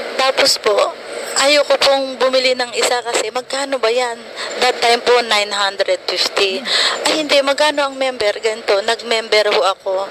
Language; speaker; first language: Filipino; native; Filipino